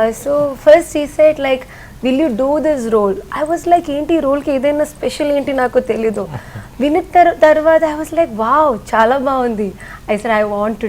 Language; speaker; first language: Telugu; non-native, learner; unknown